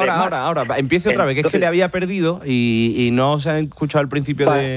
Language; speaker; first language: Spanish; native; Spanish